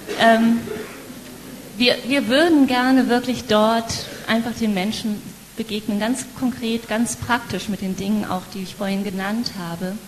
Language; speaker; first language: German; native; German